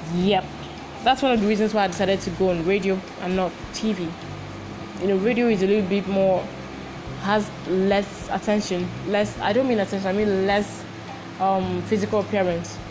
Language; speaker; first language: English; non-native, local second language; Igbo